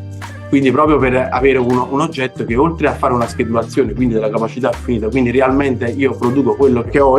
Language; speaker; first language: Italian; native; Italian